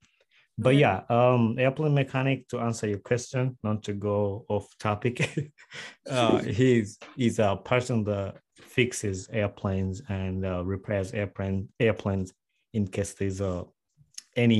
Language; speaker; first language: English; non-native, local second language; Ganda